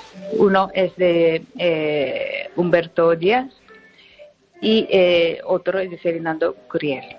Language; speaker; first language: Spanish; non-native, learner; Japanese